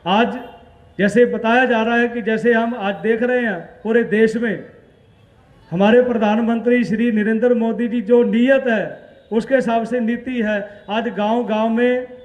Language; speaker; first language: Hindi; non-native, local second language; Punjabi